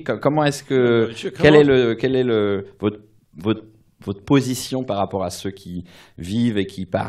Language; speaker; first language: French; native; French